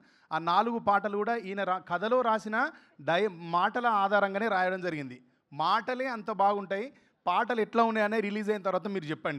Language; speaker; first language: Telugu; native; Telugu